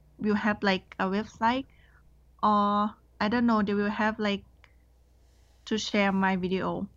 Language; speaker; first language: English; non-native, learner; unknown